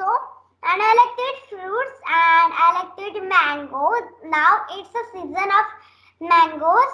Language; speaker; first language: English; non-native, learner; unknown